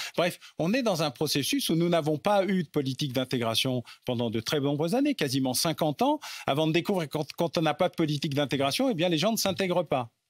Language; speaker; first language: French; native; French